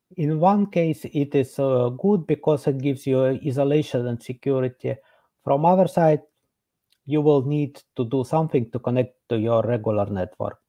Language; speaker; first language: English; non-native, fluent; Estonian